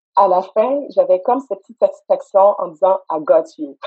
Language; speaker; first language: French; native; French